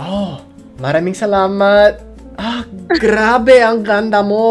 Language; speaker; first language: Filipino; non-native, learner; English